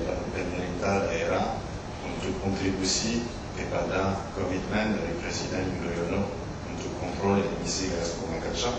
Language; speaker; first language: Indonesian; non-native, learner; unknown